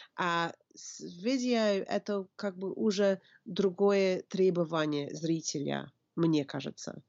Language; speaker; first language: Russian; non-native, fluent; English